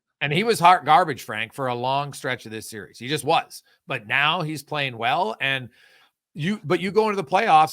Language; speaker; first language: English; native; English